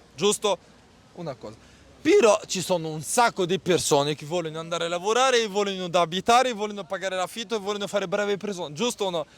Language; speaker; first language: Italian; non-native, learner; Arabic